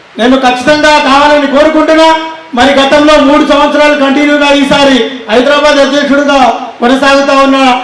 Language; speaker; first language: Telugu; non-native, local second language; Lambadi